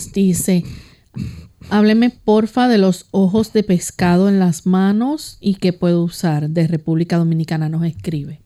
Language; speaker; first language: Spanish; native; Spanish